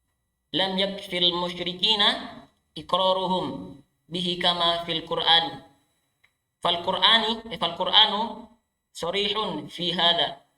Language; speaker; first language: Arabic; non-native, learner; Indonesian